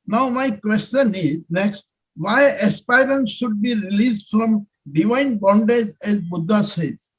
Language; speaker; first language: English; non-native, local second language; Hindi